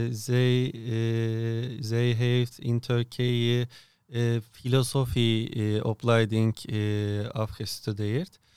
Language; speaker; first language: Dutch; non-native, learner; Turkish